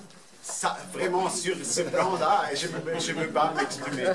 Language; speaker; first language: French; non-native, fluent; German